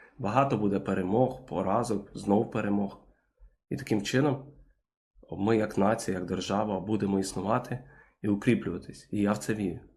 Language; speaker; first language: Ukrainian; native; Ukrainian